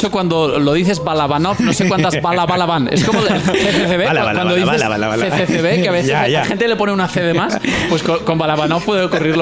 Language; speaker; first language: Spanish; non-native, local second language; Catalan